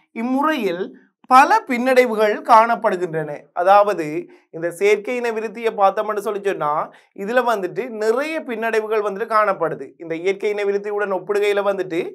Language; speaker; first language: Tamil; native; Tamil